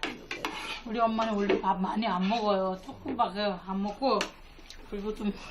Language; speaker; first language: Korean; non-native, learner; Nepali